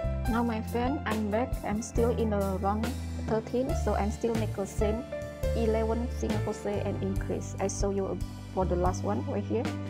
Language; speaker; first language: English; non-native, learner; Indonesian